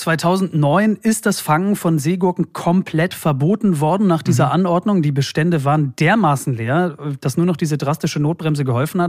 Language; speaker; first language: German; native; German